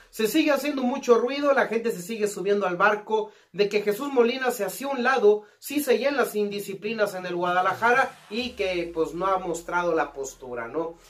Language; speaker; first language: Spanish; native; Spanish